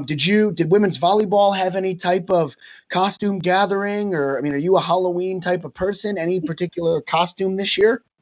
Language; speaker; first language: English; native; English